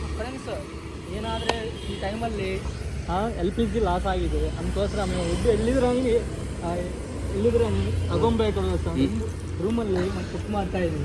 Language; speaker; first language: Kannada; non-native, learner; Telugu